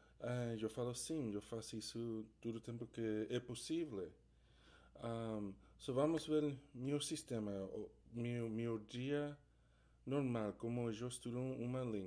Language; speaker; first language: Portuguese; non-native, learner; English